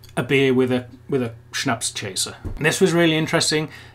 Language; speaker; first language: English; native; English